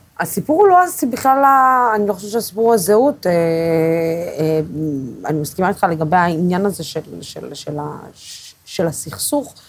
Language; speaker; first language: Hebrew; non-native, local second language; Arabic